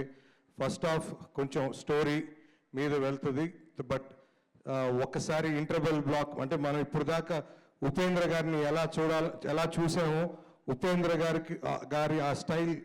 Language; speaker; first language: Telugu; native; Telugu